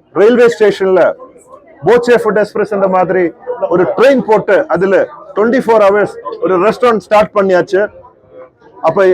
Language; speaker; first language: Tamil; non-native, learner; Malayalam